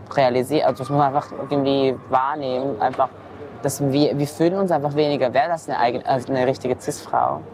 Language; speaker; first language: German; early bilingual, other home language; Japanese